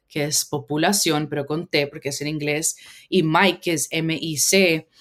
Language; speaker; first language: Spanish; early bilingual, heritage; Spanish